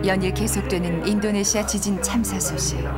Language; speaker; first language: Korean; native; Korean